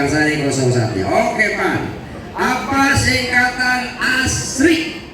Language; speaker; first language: Indonesian; native; Indonesian